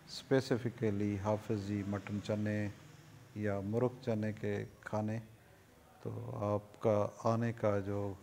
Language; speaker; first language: Urdu; native; Urdu